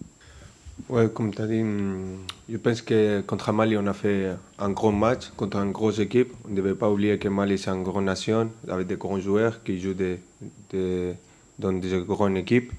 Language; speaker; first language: French; non-native, fluent; Spanish